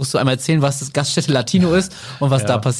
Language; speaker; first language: German; native; German